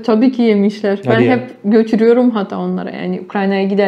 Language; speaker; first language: Turkish; non-native, fluent; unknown